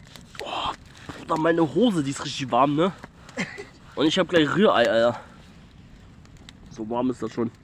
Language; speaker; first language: German; native; German